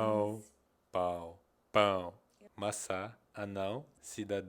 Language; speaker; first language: Portuguese; non-native, fluent; Russian